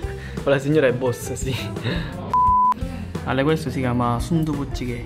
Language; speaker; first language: Italian; non-native, fluent; Korean